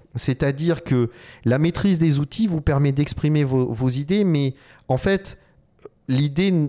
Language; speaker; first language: French; native; French